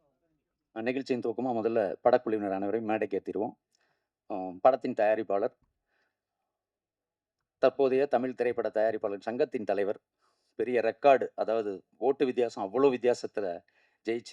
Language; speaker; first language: Tamil; native; Tamil